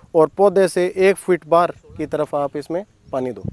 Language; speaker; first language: Hindi; native; Hindi